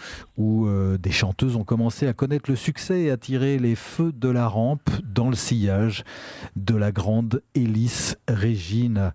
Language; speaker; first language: French; native; French